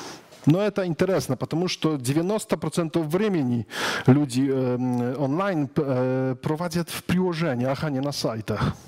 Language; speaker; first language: Russian; non-native, learner; Polish